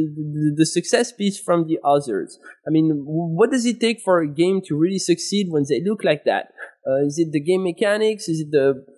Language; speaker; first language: English; non-native, fluent; French